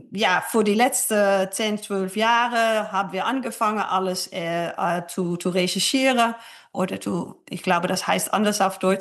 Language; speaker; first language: German; non-native, fluent; Dutch